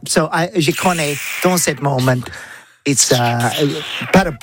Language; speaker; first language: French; non-native, learner; English